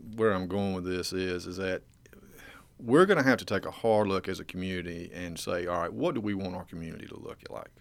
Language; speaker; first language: English; native; English